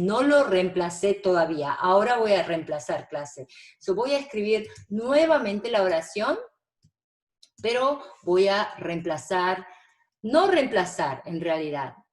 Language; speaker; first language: Spanish; non-native, fluent; Korean